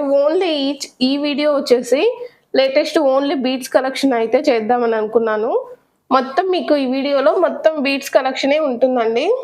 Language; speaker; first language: Telugu; native; Telugu